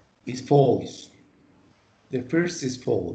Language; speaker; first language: English; non-native, learner; Spanish